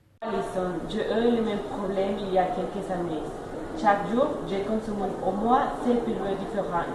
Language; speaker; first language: French; non-native, learner; Spanish